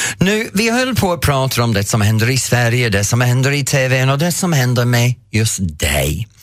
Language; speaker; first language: Swedish; non-native, fluent; English